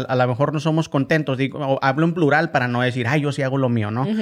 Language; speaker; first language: Spanish; native; Spanish